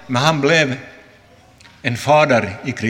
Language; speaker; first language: Swedish; non-native, local second language; Finnish